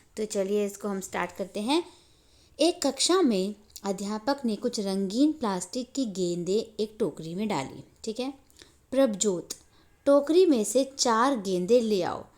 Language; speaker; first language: Hindi; native; Hindi